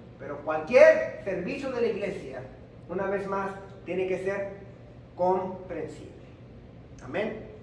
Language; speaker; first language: Spanish; early bilingual, heritage; Spanish